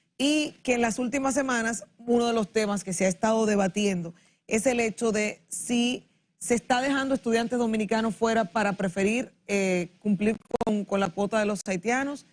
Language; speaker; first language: Spanish; native; Spanish